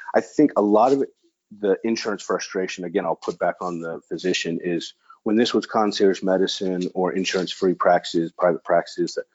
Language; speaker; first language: English; native; English